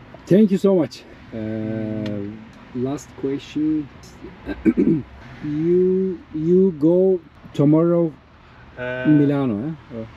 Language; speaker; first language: English; non-native, learner; Turkish